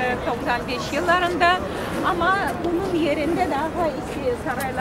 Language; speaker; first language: Turkish; non-native, fluent; Russian